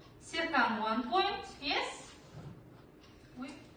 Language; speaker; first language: English; non-native, learner; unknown